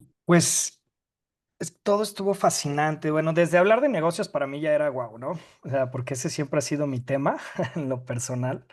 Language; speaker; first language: Spanish; native; Spanish